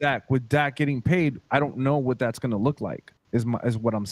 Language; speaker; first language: English; native; English